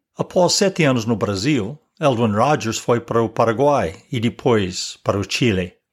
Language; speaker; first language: Portuguese; non-native, fluent; English